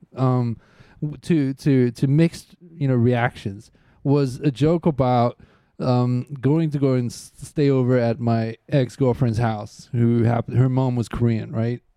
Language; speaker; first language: English; native; English